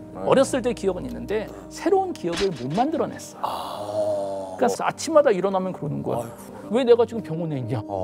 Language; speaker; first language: Korean; native; Korean